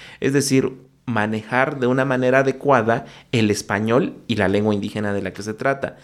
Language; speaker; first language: Spanish; non-native, local second language; Mixtepec Mixtec